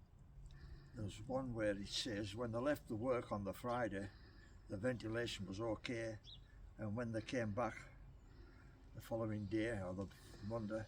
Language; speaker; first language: English; native; English